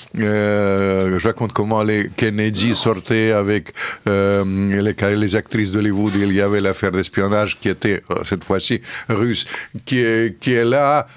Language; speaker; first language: French; non-native, fluent; Russian